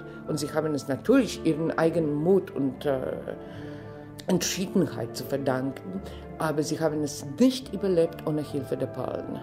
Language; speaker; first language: German; non-native, fluent; Polish